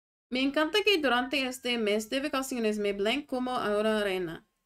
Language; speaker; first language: Spanish; non-native, learner; English